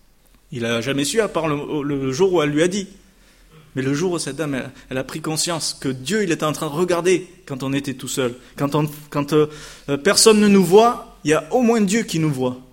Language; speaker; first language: French; native; French